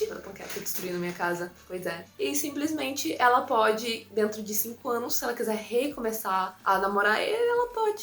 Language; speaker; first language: Portuguese; native; Portuguese